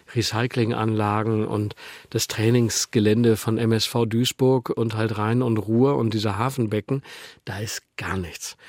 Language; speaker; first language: German; native; German